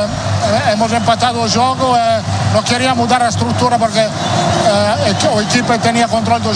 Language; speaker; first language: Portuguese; non-native, learner; Italian